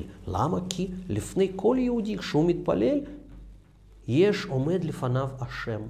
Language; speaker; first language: Hebrew; non-native, fluent; Russian